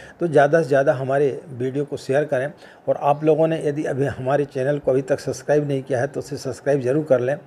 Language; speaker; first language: Hindi; native; Hindi